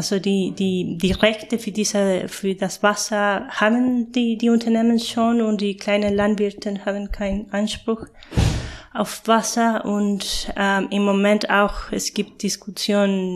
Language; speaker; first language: German; non-native, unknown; Spanish